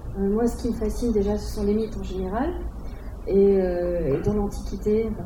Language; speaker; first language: French; non-native, fluent; Spanish